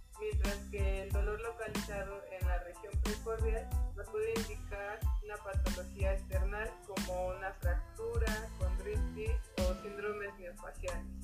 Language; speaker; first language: Spanish; native; Spanish